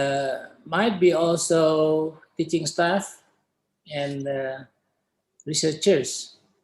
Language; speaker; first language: English; non-native, fluent; Indonesian